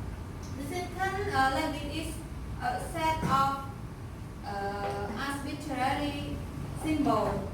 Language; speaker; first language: English; non-native, learner; Khmer